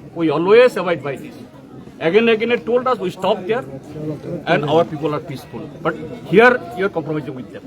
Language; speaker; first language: English; non-native, local second language; Bangla